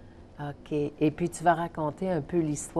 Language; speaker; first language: French; native; French